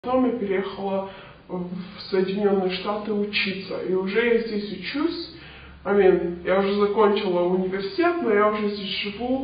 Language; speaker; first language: Russian; early bilingual, heritage; Russian